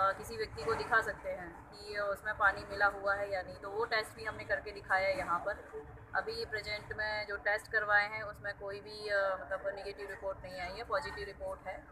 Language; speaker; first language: Hindi; native; Hindi